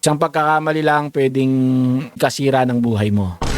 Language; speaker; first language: Filipino; native; Filipino